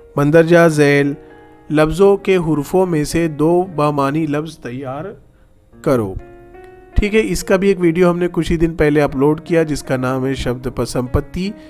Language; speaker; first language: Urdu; native; Urdu